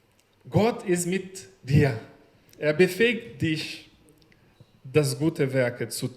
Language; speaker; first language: German; non-native, learner; Portuguese